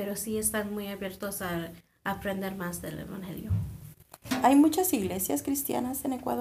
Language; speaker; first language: Spanish; non-native, fluent; English